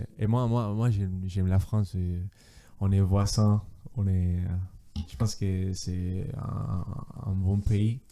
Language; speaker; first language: French; non-native, fluent; Spanish